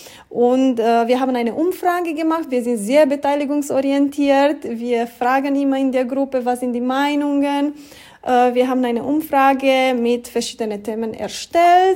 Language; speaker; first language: German; non-native, fluent; Romanian